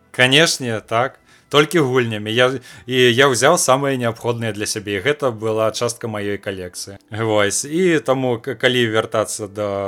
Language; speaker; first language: Belarusian; non-native, local second language; Russian